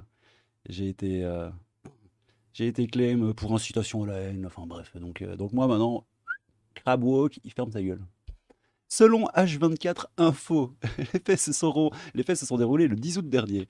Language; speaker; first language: French; native; French